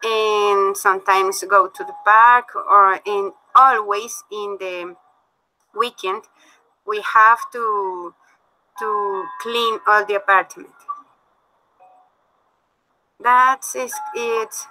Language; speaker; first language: English; non-native, learner; Spanish